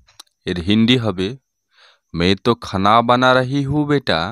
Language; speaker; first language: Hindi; non-native, learner; Bangla